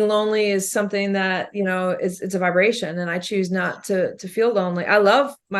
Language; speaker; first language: English; native; English